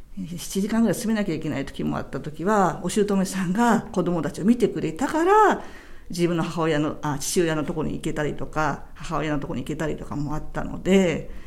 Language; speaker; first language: Japanese; native; Japanese